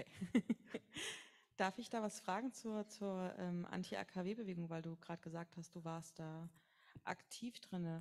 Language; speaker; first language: German; native; German